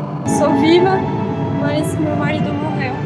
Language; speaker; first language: Portuguese; non-native, fluent; French